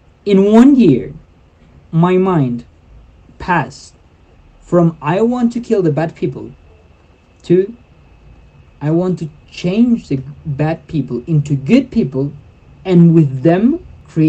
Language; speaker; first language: English; non-native, fluent; Spanish